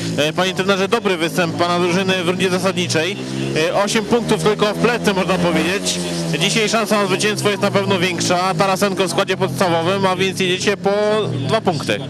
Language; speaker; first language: Polish; native; Polish